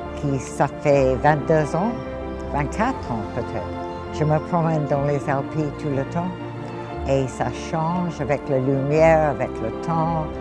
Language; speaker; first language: French; non-native, fluent; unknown